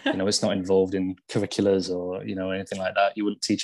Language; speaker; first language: English; native; English